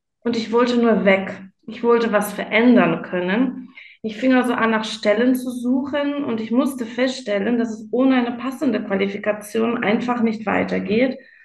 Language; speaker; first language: German; non-native, fluent; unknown